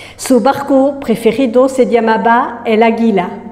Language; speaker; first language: Spanish; non-native, fluent; French